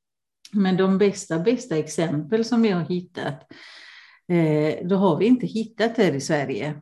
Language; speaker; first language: Swedish; non-native, fluent; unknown